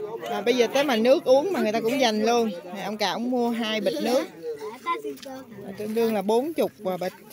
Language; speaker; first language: Vietnamese; native; Vietnamese